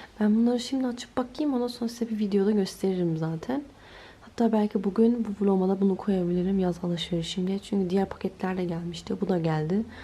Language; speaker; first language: Turkish; early bilingual, heritage; Turkish